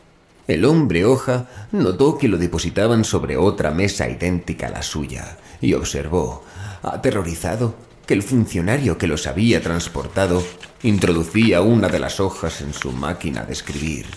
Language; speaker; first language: Spanish; native; Spanish